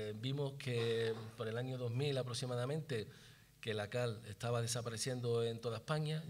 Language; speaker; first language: Spanish; native; Spanish